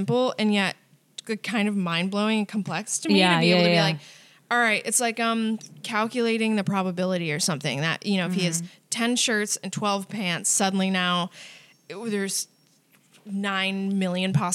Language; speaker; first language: English; native; English